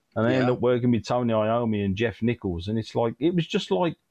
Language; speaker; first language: English; native; English